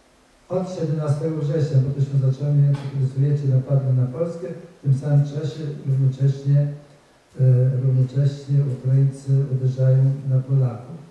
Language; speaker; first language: Polish; native; Polish